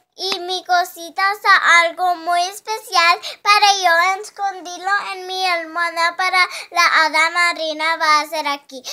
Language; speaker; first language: Spanish; early bilingual, heritage; Spanish